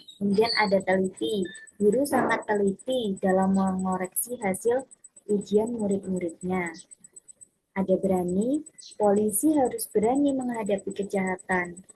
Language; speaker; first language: Indonesian; native; Indonesian